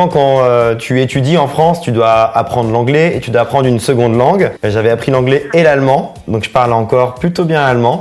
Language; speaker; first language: French; native; French